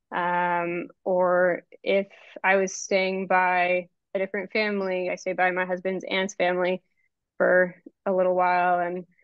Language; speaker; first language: English; native; English